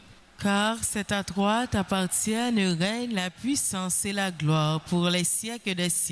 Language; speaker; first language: French; non-native, local second language; Haitian Creole